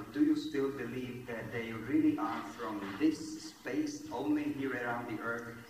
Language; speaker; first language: English; non-native, fluent; Slovak